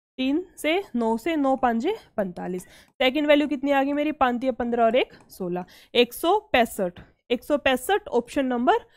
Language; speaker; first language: Hindi; native; Hindi